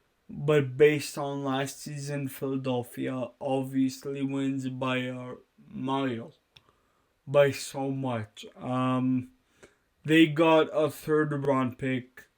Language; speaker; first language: English; native; English